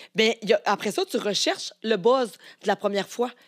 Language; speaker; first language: French; native; French